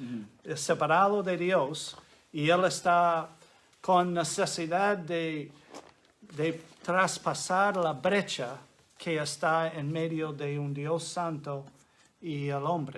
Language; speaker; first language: Spanish; non-native, fluent; English